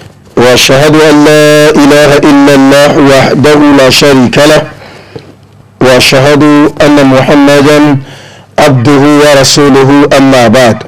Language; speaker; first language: Arabic; non-native, fluent; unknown